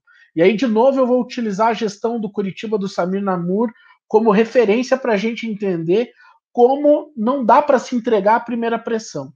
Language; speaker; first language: Portuguese; native; Portuguese